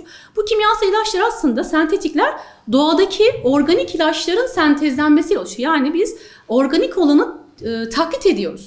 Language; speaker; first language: Turkish; native; Turkish